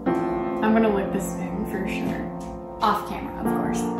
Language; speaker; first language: English; native; English